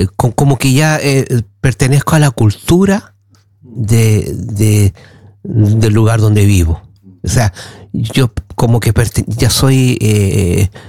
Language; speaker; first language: Spanish; native; Spanish